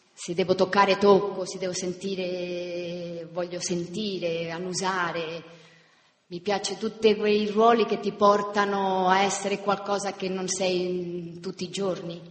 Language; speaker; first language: Italian; non-native, fluent; Spanish